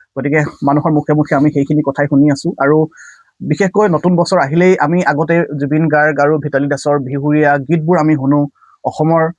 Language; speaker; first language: Assamese; native; Assamese